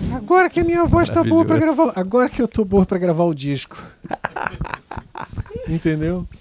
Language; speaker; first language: Portuguese; non-native, fluent; Italian